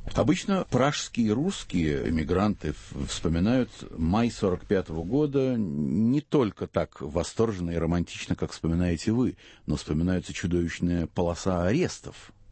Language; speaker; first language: Russian; native; Russian